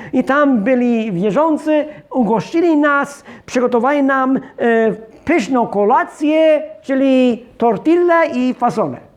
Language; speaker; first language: Polish; non-native, fluent; English